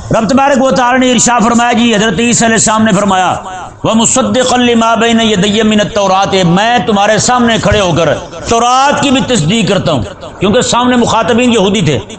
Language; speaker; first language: Urdu; native; Urdu